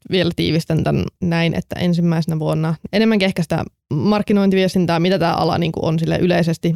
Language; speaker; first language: Finnish; native; Finnish